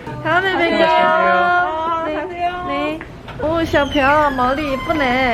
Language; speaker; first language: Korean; non-native, fluent; Chinese